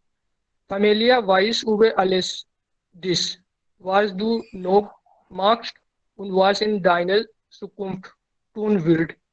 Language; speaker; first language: German; non-native, learner; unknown